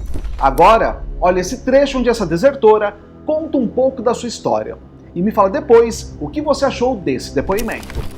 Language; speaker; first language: Portuguese; native; Portuguese